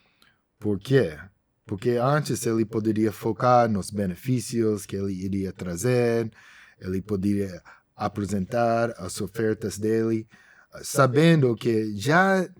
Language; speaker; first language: Portuguese; non-native, fluent; English